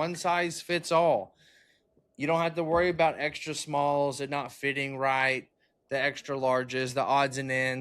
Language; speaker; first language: English; native; English